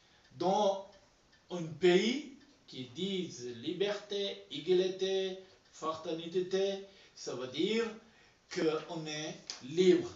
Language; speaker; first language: French; non-native, learner; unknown